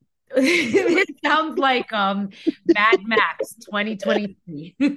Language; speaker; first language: English; early bilingual, other home language; Spanish